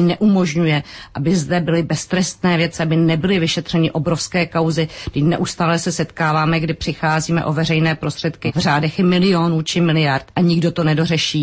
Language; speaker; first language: Czech; native; Czech